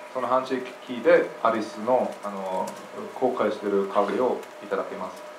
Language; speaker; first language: Japanese; non-native, fluent; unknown